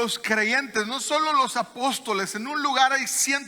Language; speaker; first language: Spanish; native; Spanish